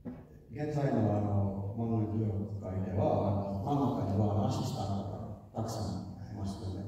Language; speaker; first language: Japanese; non-native, fluent; Finnish